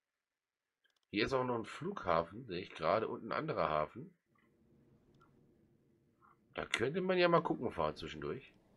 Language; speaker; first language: German; native; German